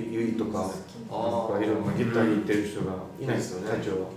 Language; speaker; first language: Japanese; native; Japanese